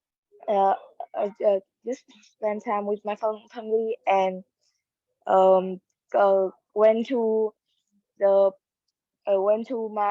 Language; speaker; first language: English; non-native, learner; Vietnamese